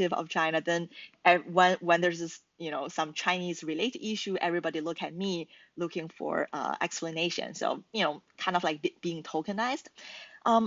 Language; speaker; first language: English; non-native, fluent; Chinese